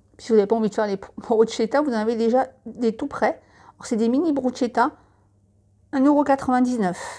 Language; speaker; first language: French; native; French